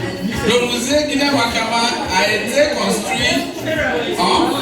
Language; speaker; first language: French; non-native, learner; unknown